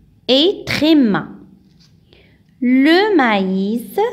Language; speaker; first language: French; non-native, local second language; Arabic